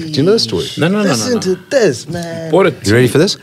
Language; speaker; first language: English; native; English